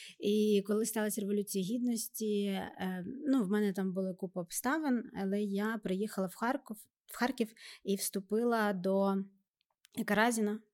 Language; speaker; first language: Ukrainian; native; Ukrainian